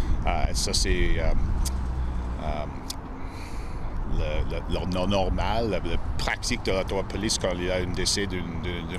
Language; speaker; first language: French; non-native, local second language; English